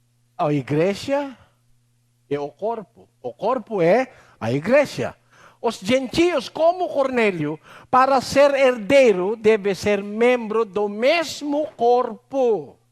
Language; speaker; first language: Portuguese; non-native, learner; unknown